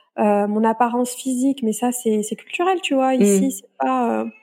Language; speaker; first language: French; native; French